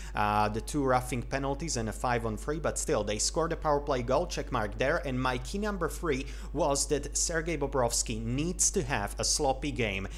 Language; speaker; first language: English; non-native, fluent; Slovak